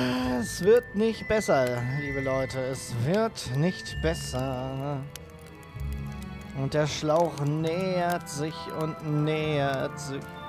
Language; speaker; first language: German; native; German